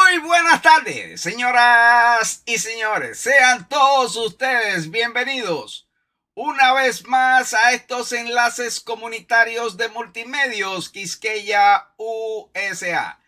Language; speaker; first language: Spanish; native; Spanish